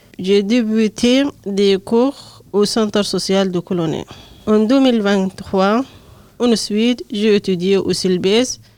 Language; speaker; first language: French; non-native, learner; Arabic